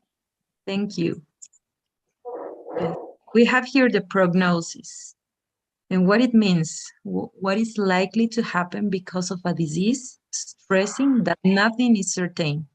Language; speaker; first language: English; non-native, fluent; Spanish